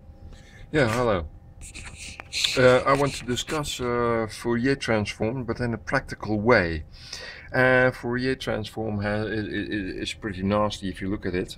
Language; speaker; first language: English; non-native, fluent; Dutch